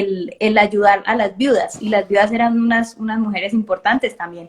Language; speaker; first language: Spanish; native; Spanish